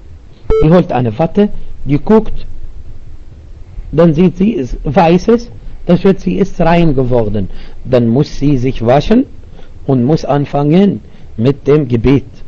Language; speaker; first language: German; non-native, learner; Arabic